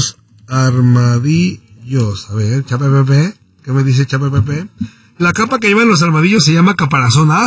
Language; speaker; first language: Spanish; native; Spanish